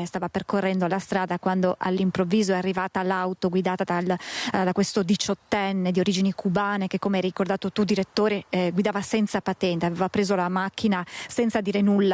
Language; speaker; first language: Italian; native; Italian